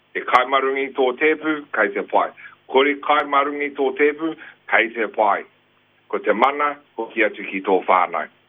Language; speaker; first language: Māori; non-native, local second language; English